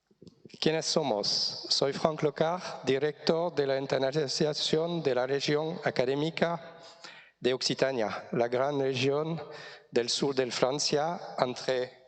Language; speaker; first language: Spanish; non-native, fluent; French